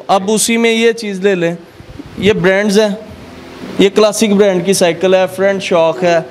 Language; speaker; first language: Urdu; non-native, local second language; Punjabi